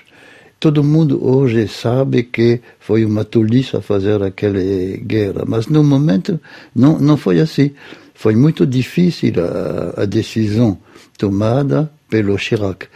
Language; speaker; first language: Portuguese; non-native, fluent; French